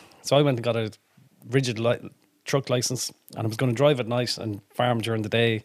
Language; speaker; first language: English; native; English